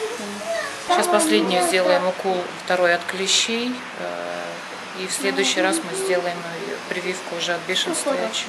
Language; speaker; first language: Russian; native; Russian